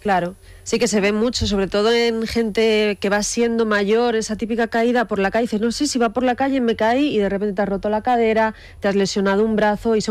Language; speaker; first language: Spanish; native; Spanish